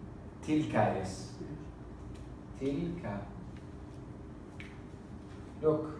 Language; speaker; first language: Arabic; non-native, fluent; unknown